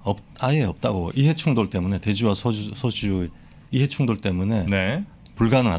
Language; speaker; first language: Korean; native; Korean